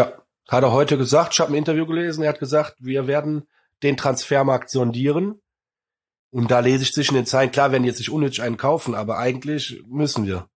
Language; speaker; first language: German; native; German